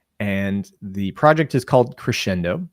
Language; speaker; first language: English; native; English